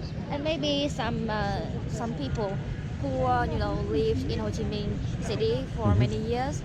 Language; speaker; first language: English; non-native, learner; Vietnamese